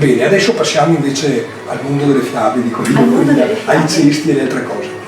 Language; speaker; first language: Italian; native; Italian